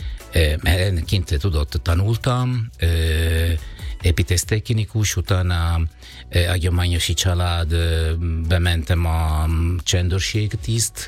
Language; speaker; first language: Hungarian; non-native, learner; Italian